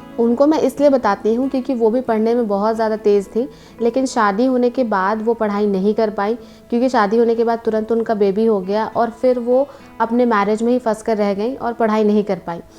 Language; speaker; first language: Hindi; native; Hindi